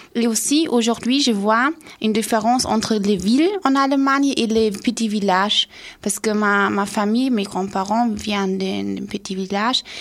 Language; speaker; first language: French; non-native, fluent; German